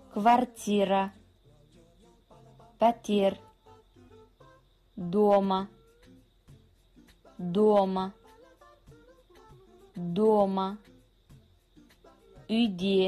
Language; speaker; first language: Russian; non-native, fluent; Kazakh